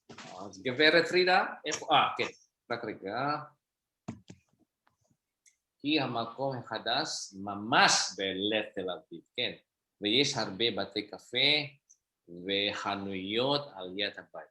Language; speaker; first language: Hebrew; non-native, fluent; Indonesian